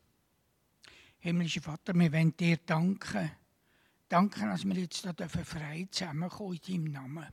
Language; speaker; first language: German; native; German